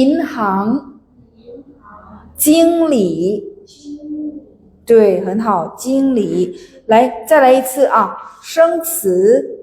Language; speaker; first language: Chinese; non-native, fluent; Indonesian